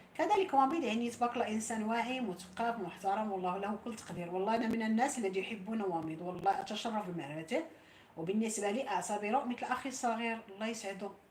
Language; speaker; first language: Arabic; native; Arabic